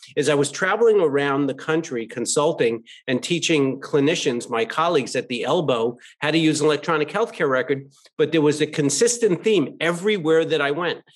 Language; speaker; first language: English; native; English